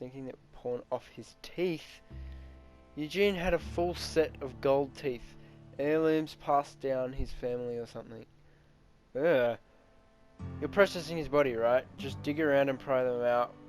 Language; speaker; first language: English; native; English